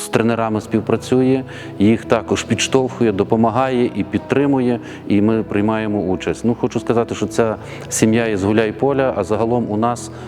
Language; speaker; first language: Ukrainian; native; Ukrainian